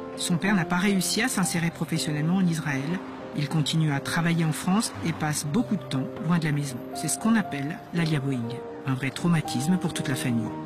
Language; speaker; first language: French; native; French